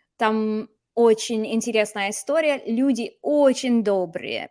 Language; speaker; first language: Russian; non-native, fluent; English